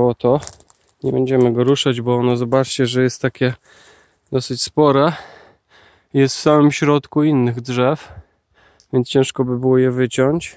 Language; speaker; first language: Polish; native; Polish